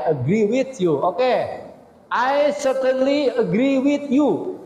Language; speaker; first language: English; non-native, fluent; Indonesian